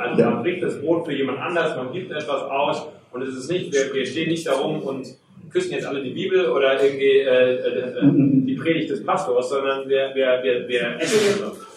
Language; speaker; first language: German; native; German